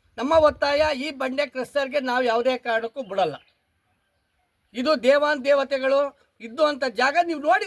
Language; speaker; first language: Kannada; native; Kannada